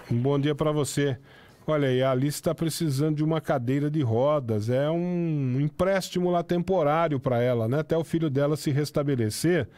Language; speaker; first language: Portuguese; native; Portuguese